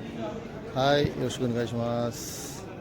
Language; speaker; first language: Japanese; non-native, fluent; Urdu